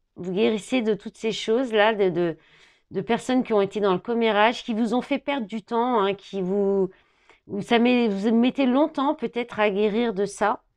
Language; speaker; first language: French; native; French